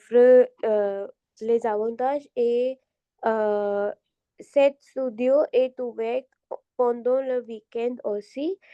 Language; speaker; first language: French; non-native, learner; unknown